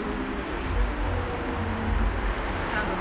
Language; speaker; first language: Japanese; native; Japanese